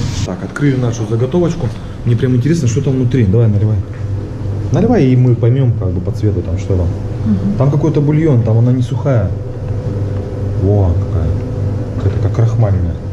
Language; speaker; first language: Russian; native; Russian